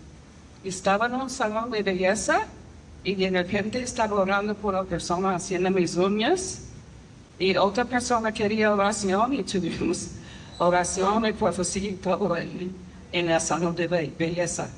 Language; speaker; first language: Spanish; non-native, fluent; English